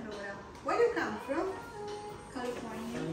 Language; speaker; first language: English; non-native, learner; Italian